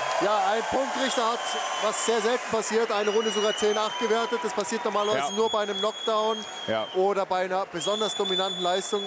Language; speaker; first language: German; native; German